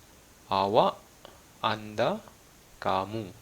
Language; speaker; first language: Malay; non-native, fluent; Malayalam